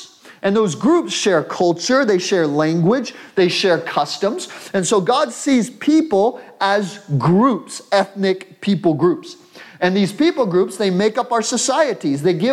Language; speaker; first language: English; native; English